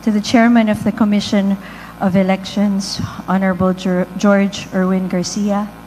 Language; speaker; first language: English; non-native, local second language; Filipino